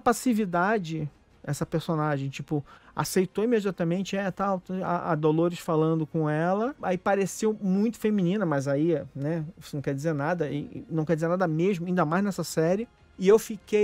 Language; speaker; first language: Portuguese; native; Portuguese